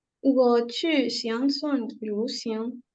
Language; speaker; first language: Chinese; non-native, learner; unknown